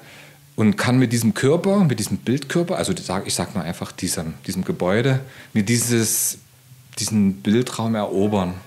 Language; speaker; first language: German; native; German